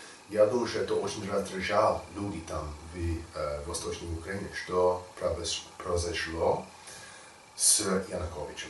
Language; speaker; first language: Russian; non-native, learner; English